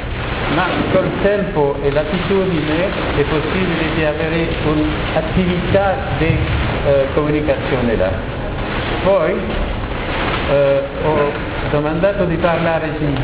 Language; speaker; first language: Italian; non-native, learner; French